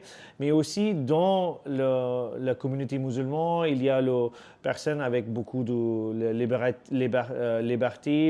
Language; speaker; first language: French; non-native, learner; Urdu